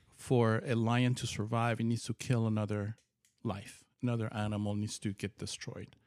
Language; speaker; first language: English; non-native, fluent; Persian